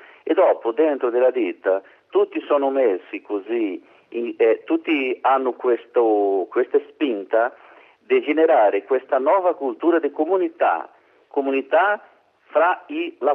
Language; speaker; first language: Italian; non-native, learner; Portuguese